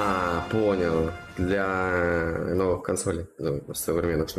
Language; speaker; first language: Russian; native; Russian